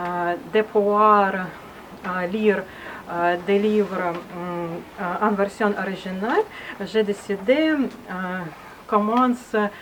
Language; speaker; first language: French; non-native, learner; Russian